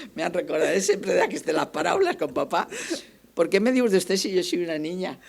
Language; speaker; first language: Spanish; non-native, local second language; Catalan